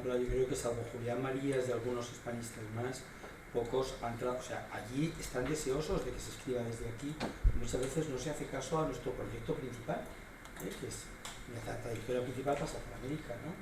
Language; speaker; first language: Spanish; native; Spanish